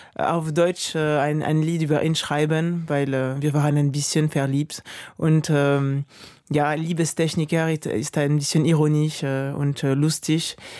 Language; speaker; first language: German; non-native, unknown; French